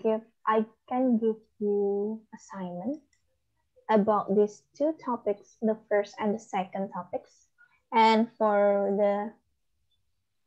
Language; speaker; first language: English; non-native, learner; Indonesian